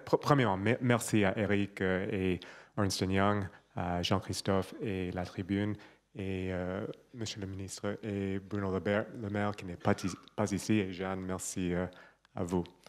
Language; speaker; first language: French; non-native, learner; English